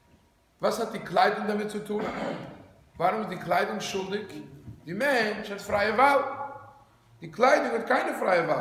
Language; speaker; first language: German; non-native, fluent; English